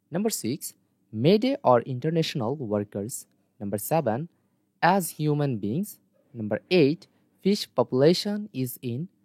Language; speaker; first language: English; non-native, local second language; Bangla